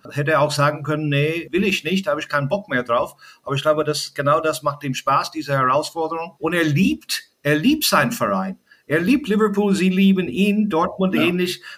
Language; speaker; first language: German; non-native, fluent; English